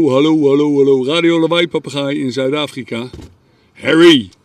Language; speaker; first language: Dutch; native; Dutch